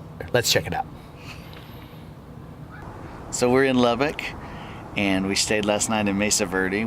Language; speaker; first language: English; native; English